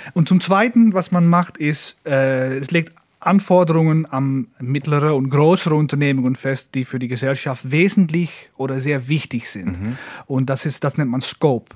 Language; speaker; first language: German; non-native, fluent; Dutch